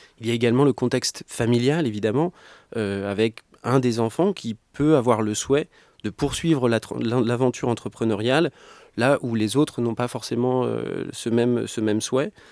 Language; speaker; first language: French; native; French